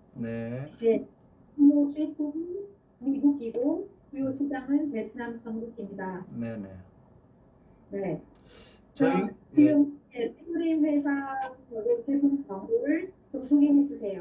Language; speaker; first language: Korean; non-native, fluent; Vietnamese